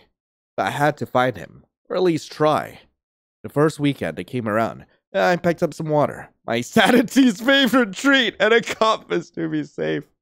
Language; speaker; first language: English; native; English